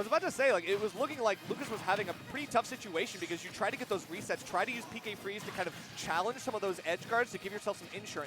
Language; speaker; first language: English; native; English